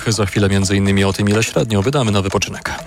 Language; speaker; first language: Polish; native; Polish